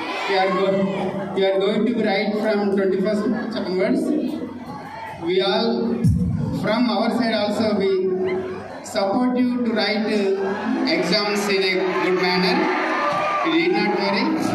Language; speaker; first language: English; non-native, local second language; Telugu